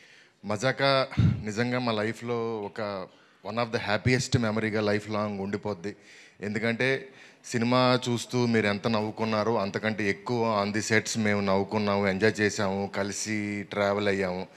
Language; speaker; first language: Telugu; native; Telugu